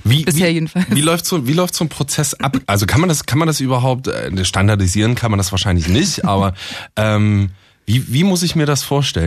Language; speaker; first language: German; native; German